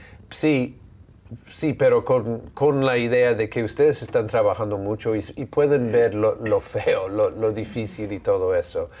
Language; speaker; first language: Spanish; non-native, fluent; English